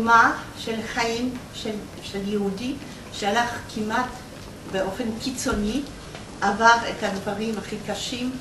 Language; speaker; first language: Hebrew; non-native, fluent; Polish